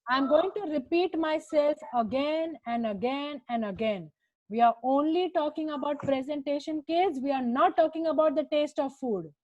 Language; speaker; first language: English; non-native, local second language; Hindi